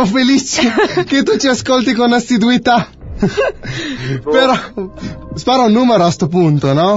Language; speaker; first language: Italian; native; Italian